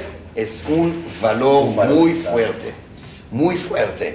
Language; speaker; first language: Spanish; non-native, fluent; Hebrew